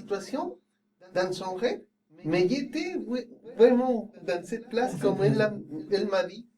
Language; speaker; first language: French; non-native, fluent; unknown